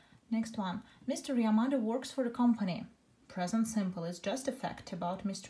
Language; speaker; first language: English; non-native, fluent; Russian